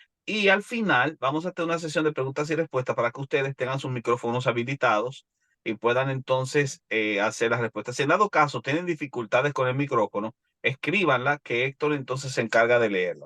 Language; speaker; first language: Spanish; native; Spanish